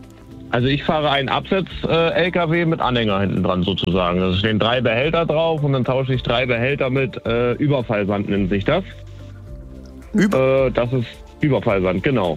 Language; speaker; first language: German; native; German